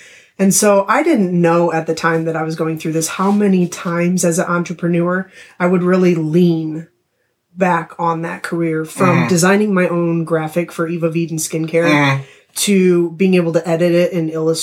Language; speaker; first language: English; native; English